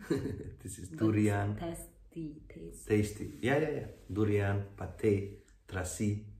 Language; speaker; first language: English; non-native, learner; Hungarian